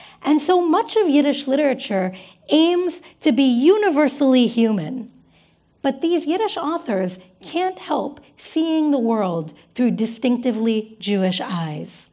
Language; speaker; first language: English; native; English